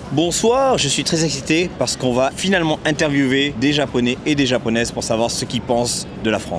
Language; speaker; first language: French; native; French